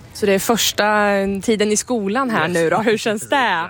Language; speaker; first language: Swedish; native; Swedish